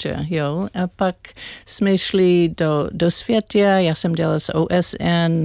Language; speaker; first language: Czech; non-native, learner; English